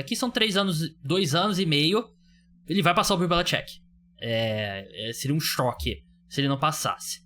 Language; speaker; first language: Portuguese; native; Portuguese